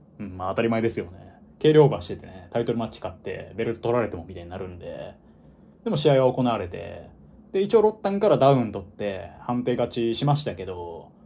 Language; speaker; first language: Japanese; native; Japanese